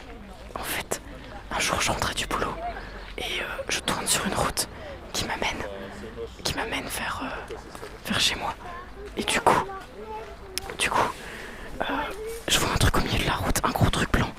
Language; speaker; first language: French; native; French